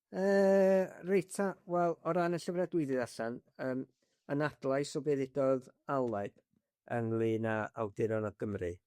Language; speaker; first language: Welsh; native; Welsh